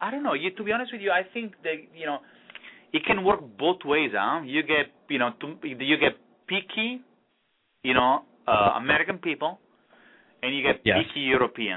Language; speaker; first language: English; non-native, fluent; Italian